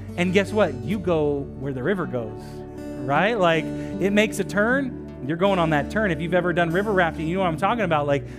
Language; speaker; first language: English; native; English